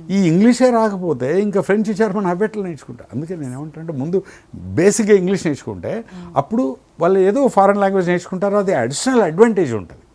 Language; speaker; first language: Telugu; native; Telugu